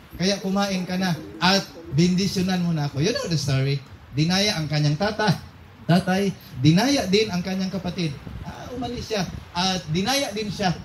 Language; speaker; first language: Filipino; non-native, local second language; Cebuano